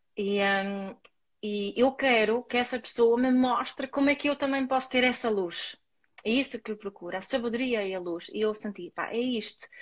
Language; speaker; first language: Portuguese; non-native, fluent; Swedish